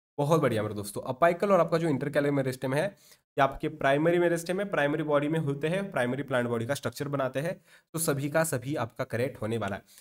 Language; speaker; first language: Hindi; non-native, local second language; Marathi